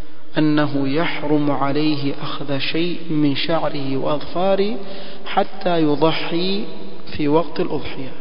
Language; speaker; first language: Arabic; non-native, fluent; Swahili